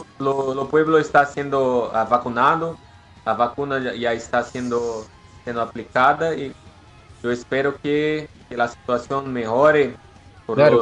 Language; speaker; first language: Spanish; non-native, learner; Portuguese